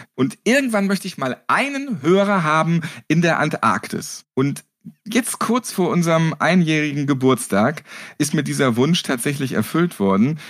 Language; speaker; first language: German; native; German